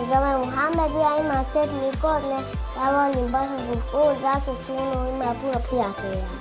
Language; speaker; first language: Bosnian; early bilingual, heritage; Bosnian